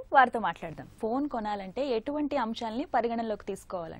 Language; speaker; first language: Telugu; native; Telugu